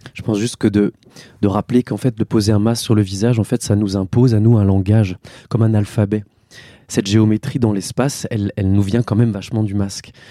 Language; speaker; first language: French; native; French